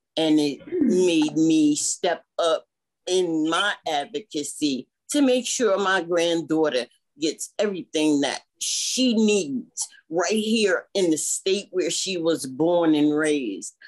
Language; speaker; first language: English; native; English